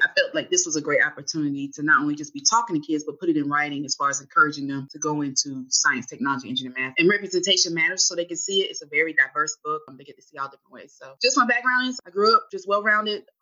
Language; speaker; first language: English; native; English